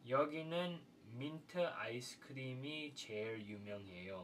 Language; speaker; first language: Korean; non-native, fluent; English